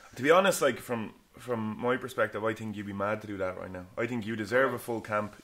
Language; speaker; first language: English; native; English